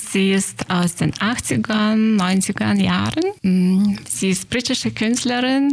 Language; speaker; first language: German; non-native, fluent; Lithuanian